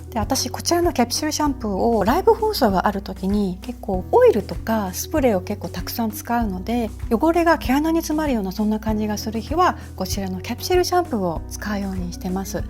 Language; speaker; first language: Japanese; native; Japanese